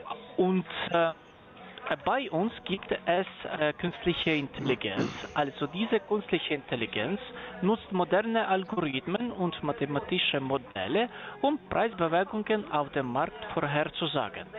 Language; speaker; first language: German; non-native, fluent; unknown